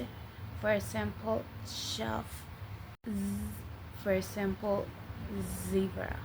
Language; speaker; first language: English; non-native, learner; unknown